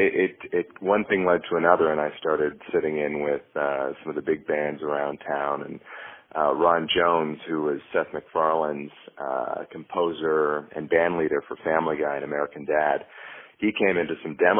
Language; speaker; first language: English; native; English